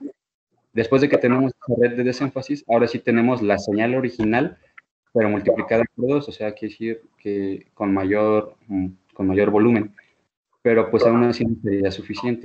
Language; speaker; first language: Spanish; native; Spanish